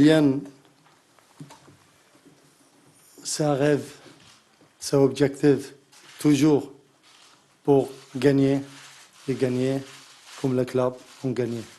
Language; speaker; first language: French; non-native, learner; Arabic